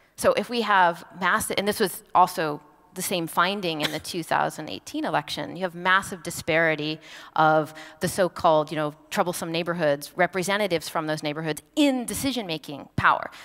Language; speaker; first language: English; native; English